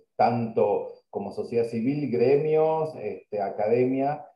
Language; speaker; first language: Spanish; native; Spanish